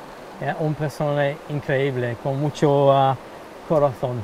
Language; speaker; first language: Spanish; non-native, learner; English